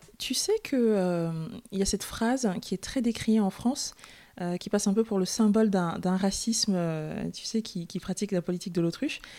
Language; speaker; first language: French; native; French